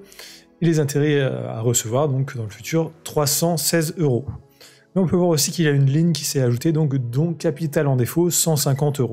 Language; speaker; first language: French; native; French